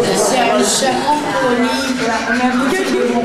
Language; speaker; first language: French; non-native, learner; Dutch